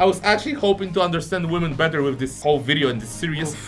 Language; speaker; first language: English; non-native, fluent; Polish